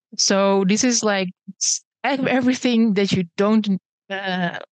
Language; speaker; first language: English; early bilingual, other home language; Bosnian